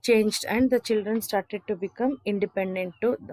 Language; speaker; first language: English; non-native, local second language; Kannada